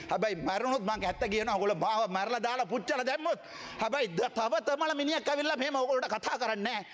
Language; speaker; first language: Sinhala; non-native, local second language; Tamil